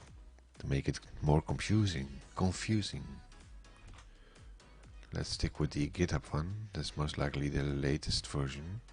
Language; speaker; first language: English; non-native, fluent; Dutch